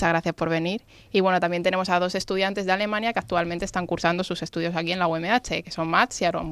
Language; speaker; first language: Spanish; native; Spanish